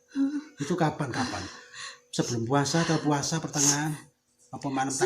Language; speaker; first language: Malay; non-native, local second language; Javanese